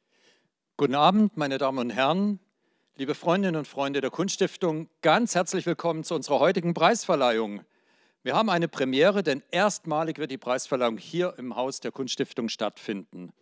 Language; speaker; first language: German; native; German